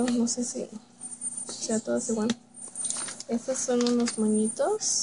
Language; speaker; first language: Spanish; early bilingual, heritage; Spanish